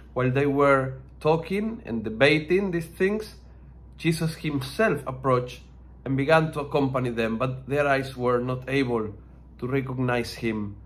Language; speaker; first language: English; non-native, local second language; Filipino